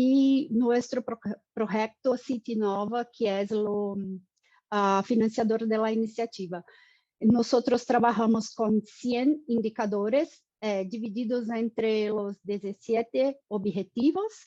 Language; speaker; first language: Spanish; non-native, fluent; Portuguese